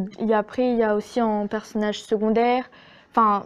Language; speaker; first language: French; native; French